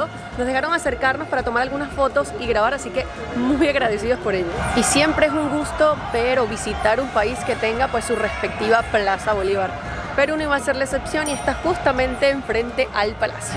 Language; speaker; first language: Spanish; native; Spanish